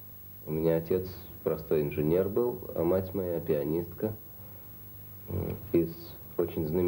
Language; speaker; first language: Russian; native; Russian